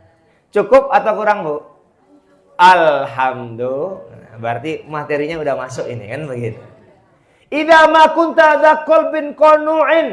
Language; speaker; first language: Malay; non-native, local second language; Javanese